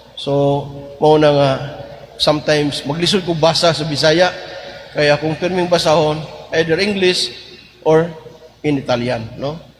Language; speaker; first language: Cebuano; native; Cebuano